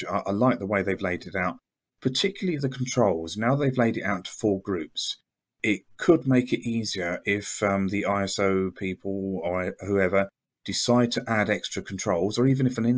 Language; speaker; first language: English; native; English